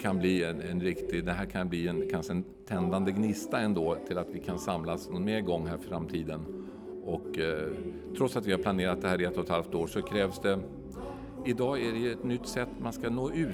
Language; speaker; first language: Swedish; native; Swedish